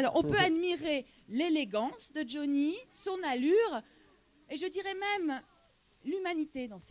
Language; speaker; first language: French; native; French